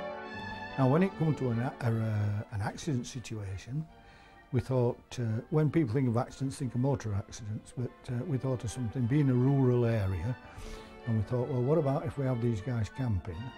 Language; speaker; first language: English; native; English